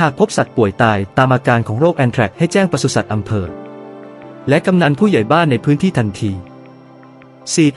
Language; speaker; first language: Thai; native; Thai